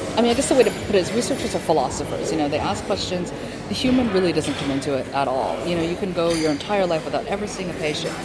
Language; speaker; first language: English; native; English